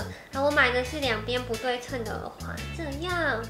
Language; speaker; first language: Chinese; native; Chinese